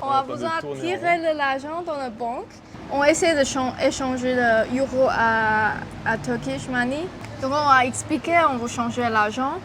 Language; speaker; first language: French; non-native, learner; Chinese